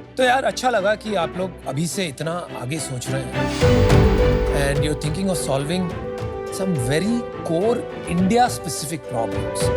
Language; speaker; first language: Hindi; native; Hindi